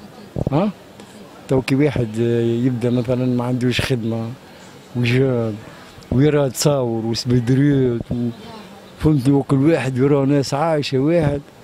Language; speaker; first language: Arabic; native; Arabic